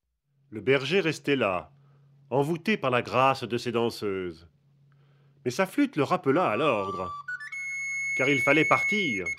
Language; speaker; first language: French; native; French